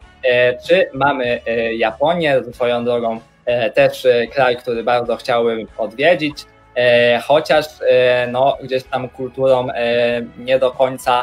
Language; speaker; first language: Polish; native; Polish